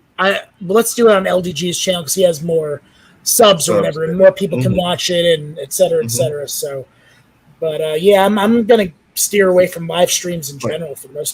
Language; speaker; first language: English; native; English